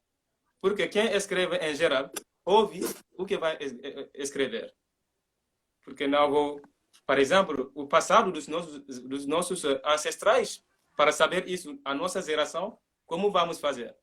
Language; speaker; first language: Portuguese; non-native, learner; Mandingo